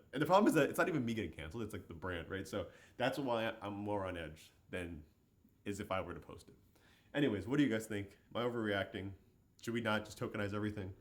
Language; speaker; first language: English; native; English